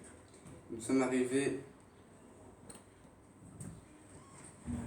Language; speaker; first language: French; native; French